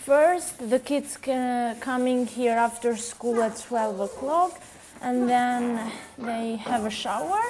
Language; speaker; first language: English; non-native, learner; Albanian